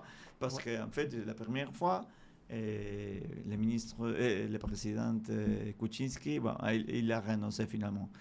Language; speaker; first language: French; non-native, fluent; Spanish